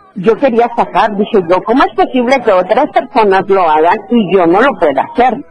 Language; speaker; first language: Spanish; native; Spanish